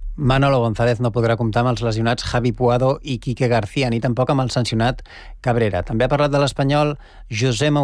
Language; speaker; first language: Catalan; native; Catalan